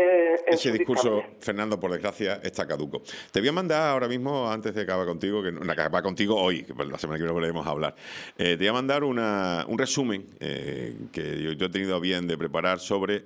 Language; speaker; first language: Spanish; native; Spanish